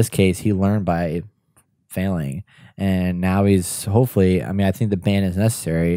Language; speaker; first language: English; native; English